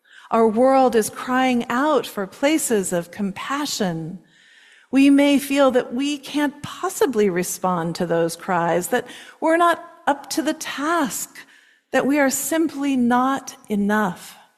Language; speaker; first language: English; native; English